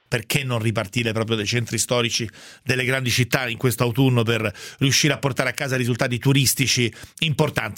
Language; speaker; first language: Italian; native; Italian